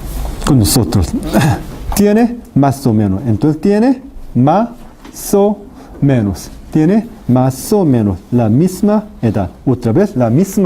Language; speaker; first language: Spanish; non-native, fluent; Korean